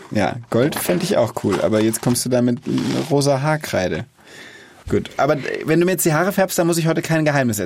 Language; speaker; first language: German; native; German